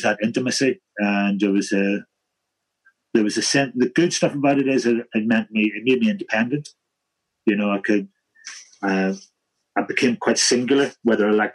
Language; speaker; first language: English; native; English